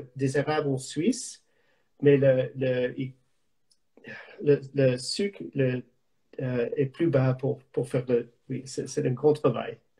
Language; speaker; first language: French; non-native, learner; English